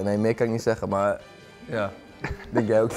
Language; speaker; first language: Dutch; native; Dutch